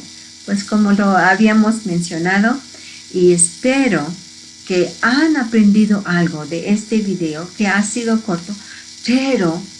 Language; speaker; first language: Spanish; early bilingual, heritage; Spanish